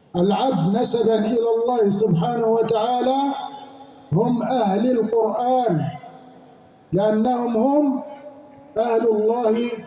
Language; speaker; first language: Arabic; native; Arabic